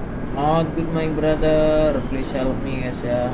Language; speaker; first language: English; non-native, local second language; Indonesian